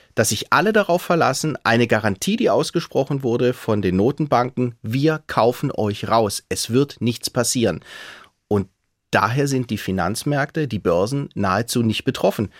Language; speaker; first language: German; native; German